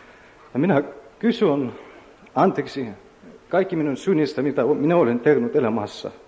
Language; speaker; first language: Finnish; non-native, learner; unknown